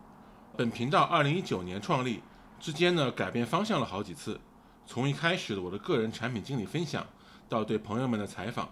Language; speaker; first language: Chinese; native; Chinese